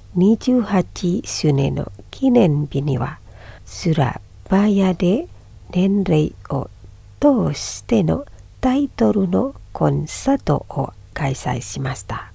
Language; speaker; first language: Japanese; non-native, fluent; Indonesian